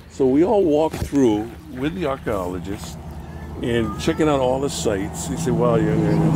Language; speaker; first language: English; native; English